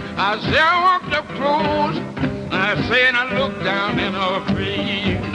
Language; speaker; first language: English; native; English